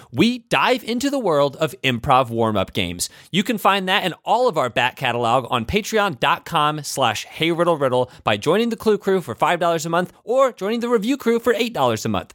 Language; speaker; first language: English; native; English